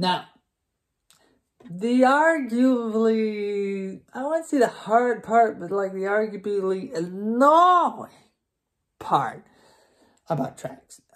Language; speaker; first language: English; native; English